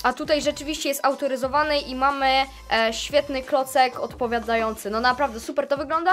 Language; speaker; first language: Polish; native; Polish